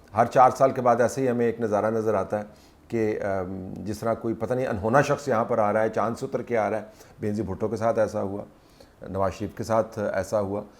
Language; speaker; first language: Urdu; non-native, local second language; Punjabi